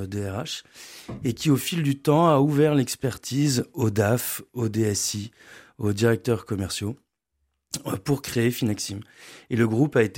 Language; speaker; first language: French; native; French